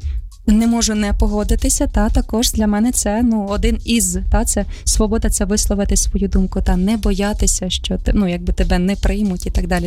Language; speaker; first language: Ukrainian; native; Ukrainian